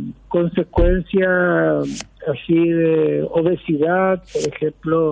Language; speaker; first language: Spanish; native; Spanish